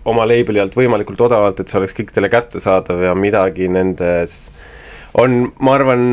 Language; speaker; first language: Estonian; native; Estonian